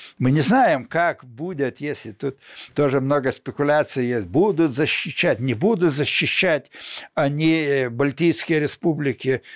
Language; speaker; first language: Russian; non-native, local second language; Lithuanian